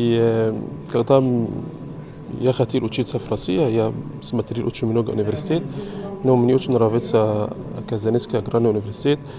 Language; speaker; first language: Russian; non-native, learner; Arabic